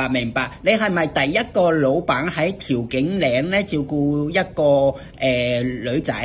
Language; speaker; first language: Cantonese; native; Cantonese